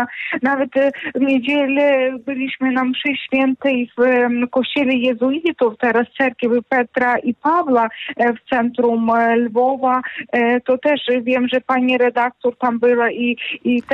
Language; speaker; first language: Polish; non-native, fluent; Ukrainian